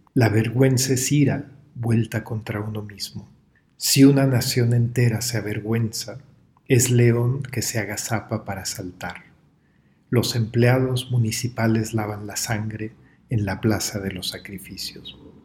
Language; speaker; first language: Spanish; native; Spanish